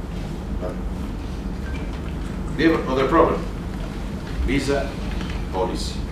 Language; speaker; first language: English; non-native, learner; Italian